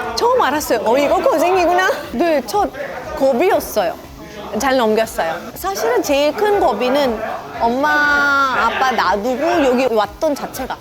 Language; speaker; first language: Korean; non-native, fluent; Hindi